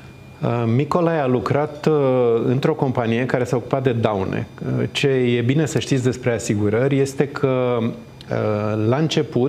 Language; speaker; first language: Romanian; native; Romanian